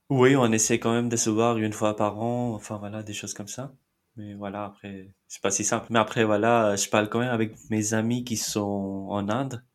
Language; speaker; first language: French; non-native, fluent; Marathi